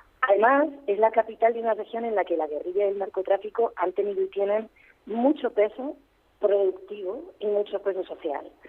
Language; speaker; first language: Spanish; native; Spanish